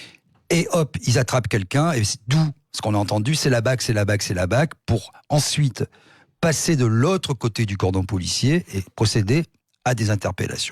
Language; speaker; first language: French; native; French